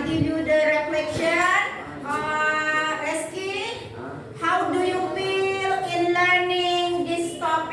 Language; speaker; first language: English; non-native, learner; Indonesian